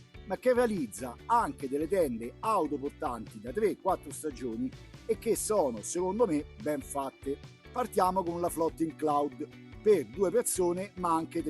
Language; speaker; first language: Italian; native; Italian